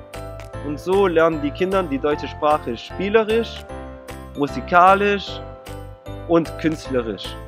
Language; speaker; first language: German; non-native, fluent; Spanish